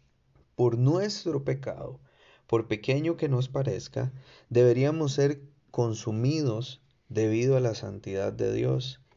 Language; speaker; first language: Spanish; native; Spanish